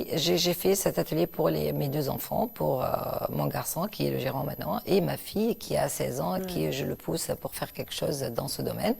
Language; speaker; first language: French; non-native, local second language; Arabic